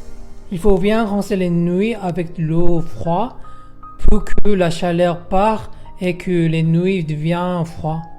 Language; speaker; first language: French; non-native, learner; Korean